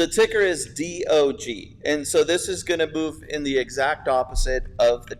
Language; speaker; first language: English; native; English